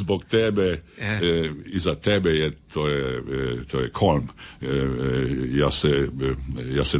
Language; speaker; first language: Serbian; early bilingual, heritage; Serbian